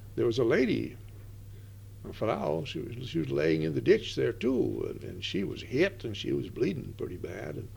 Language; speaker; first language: English; early bilingual, other home language; Dutch